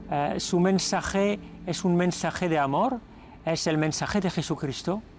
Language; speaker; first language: Spanish; non-native, fluent; French